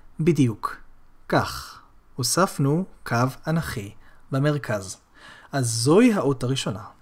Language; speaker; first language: Hebrew; native; Hebrew